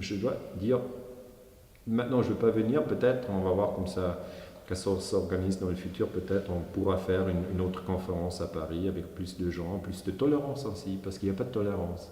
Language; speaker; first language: French; non-native, fluent; German